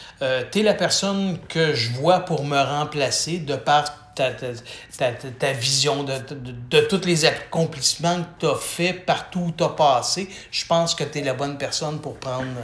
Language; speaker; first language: French; native; French